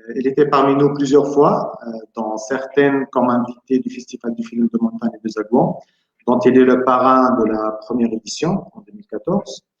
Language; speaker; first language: French; non-native, local second language; Arabic